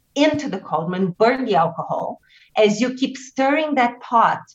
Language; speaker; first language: English; non-native, fluent; Portuguese